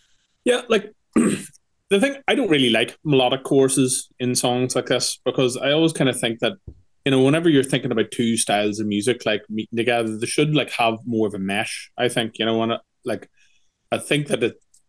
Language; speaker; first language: English; native; English